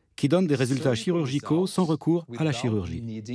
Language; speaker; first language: French; non-native, fluent; Portuguese